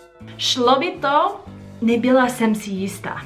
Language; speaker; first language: Czech; non-native, learner; English